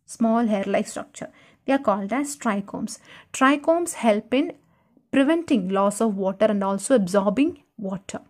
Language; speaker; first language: English; non-native, local second language; Malayalam